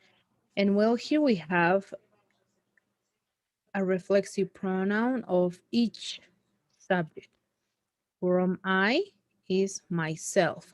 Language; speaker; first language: English; non-native, fluent; Spanish